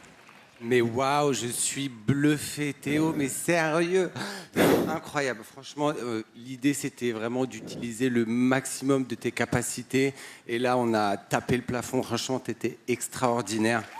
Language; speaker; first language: French; native; French